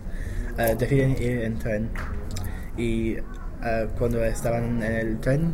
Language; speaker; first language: Spanish; non-native, learner; English